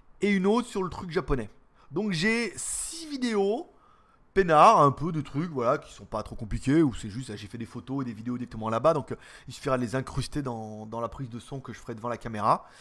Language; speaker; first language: French; native; French